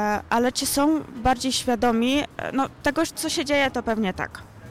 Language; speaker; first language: Polish; non-native, fluent; Ukrainian